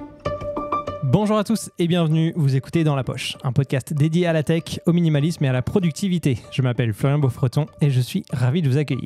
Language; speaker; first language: French; native; French